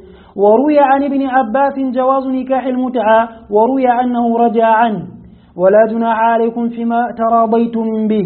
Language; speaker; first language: Arabic; native; Arabic